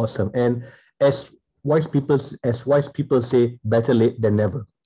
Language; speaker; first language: English; non-native, local second language; Tamil